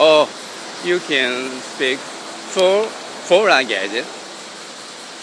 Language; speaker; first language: English; non-native, learner; Japanese